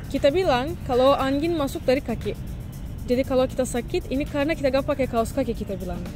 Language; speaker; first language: Indonesian; non-native, fluent; Turkish